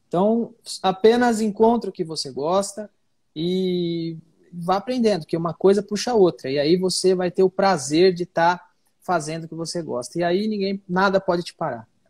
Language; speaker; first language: Portuguese; native; Portuguese